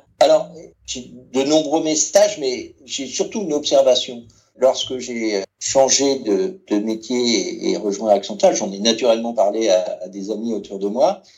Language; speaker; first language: French; native; French